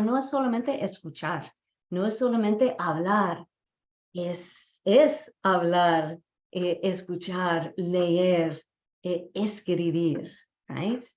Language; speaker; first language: Spanish; non-native, fluent; English